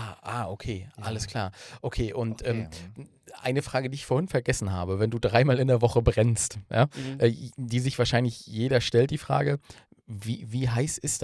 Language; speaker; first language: German; native; German